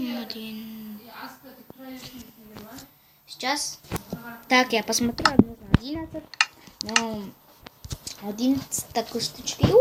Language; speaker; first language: Russian; non-native, local second language; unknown